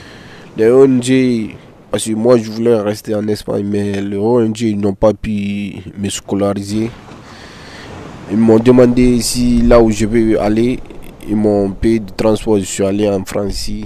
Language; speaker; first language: French; non-native, learner; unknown